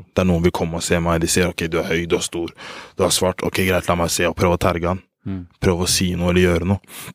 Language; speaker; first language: Norwegian; early bilingual, other home language; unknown